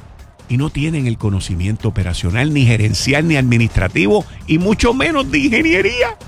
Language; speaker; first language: Spanish; native; Spanish